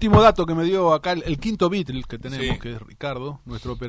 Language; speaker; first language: Spanish; native; Spanish